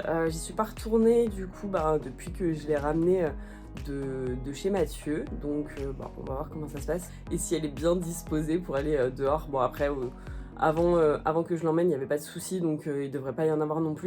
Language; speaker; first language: French; native; French